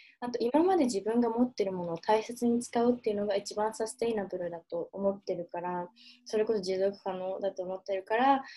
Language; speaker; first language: Japanese; early bilingual, heritage; Japanese